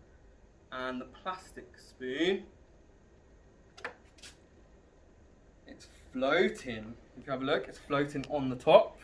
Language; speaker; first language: English; native; English